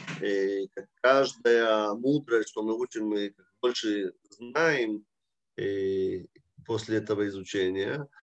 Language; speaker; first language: Russian; early bilingual, heritage; Russian